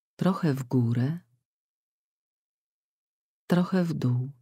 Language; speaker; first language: Polish; native; Polish